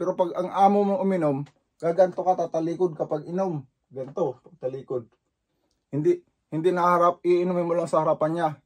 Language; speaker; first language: Filipino; native; Filipino